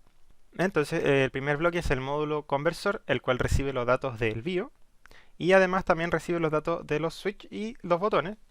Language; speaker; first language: Spanish; native; Spanish